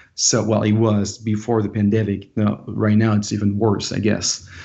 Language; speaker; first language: English; non-native, fluent; French